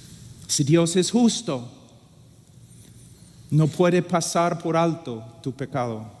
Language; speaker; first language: Spanish; non-native, fluent; English